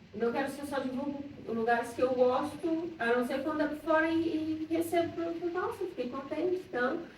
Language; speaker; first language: Portuguese; native; Portuguese